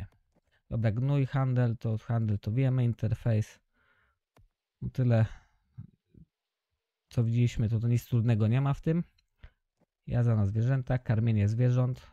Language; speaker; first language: Polish; native; Polish